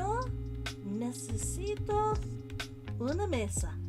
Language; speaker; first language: Spanish; non-native, learner; English